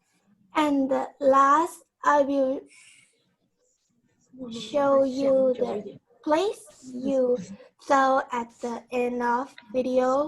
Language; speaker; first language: English; non-native, learner; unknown